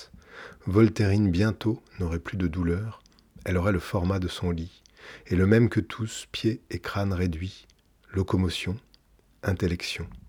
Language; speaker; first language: French; native; French